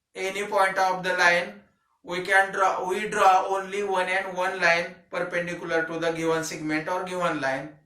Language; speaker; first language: English; non-native, local second language; Marathi